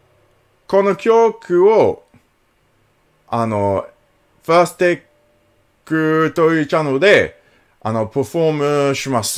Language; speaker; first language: Japanese; non-native, learner; English